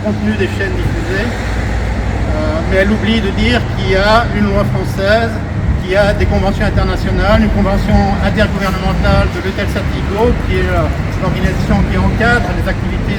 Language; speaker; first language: French; native; French